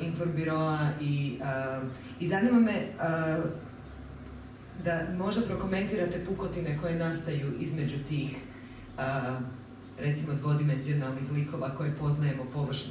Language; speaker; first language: Croatian; native; Croatian